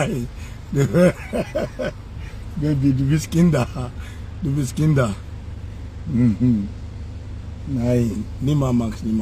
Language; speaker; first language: German; non-native, learner; Bini